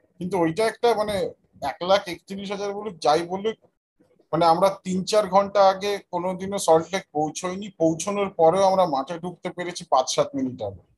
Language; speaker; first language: Bangla; native; Bangla